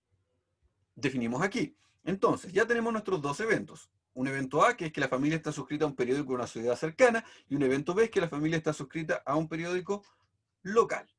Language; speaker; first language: Spanish; native; Spanish